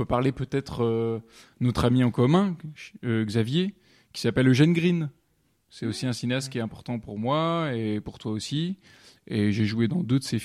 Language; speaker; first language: French; native; French